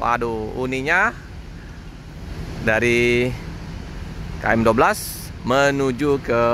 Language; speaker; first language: Indonesian; native; Indonesian